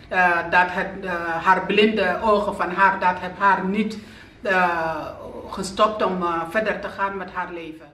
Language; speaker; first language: Dutch; non-native, learner; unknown